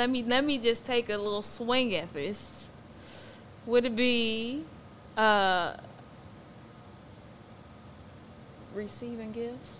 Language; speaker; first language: English; native; English